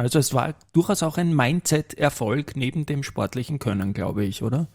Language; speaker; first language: German; native; German